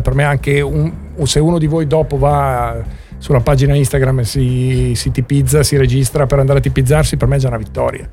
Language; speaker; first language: Italian; native; Italian